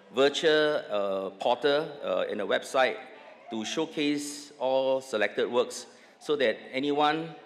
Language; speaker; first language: English; non-native, local second language; Chinese